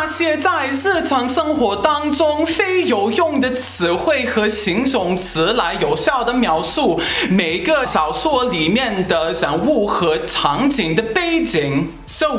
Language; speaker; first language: Chinese; non-native, fluent; English